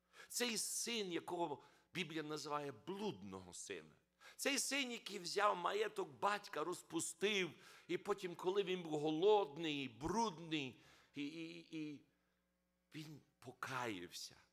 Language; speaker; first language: Ukrainian; early bilingual, heritage; Ukrainian